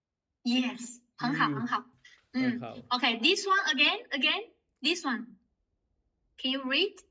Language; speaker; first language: English; non-native, fluent; Chinese